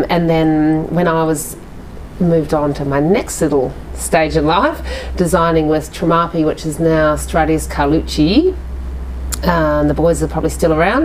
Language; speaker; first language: English; native; English